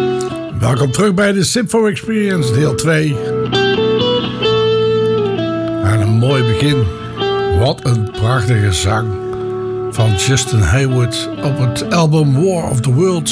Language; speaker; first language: Dutch; native; Dutch